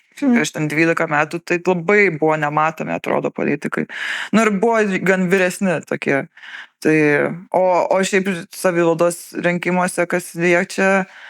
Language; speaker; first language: Lithuanian; native; Lithuanian